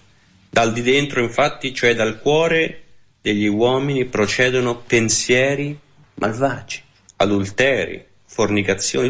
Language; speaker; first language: Italian; native; Italian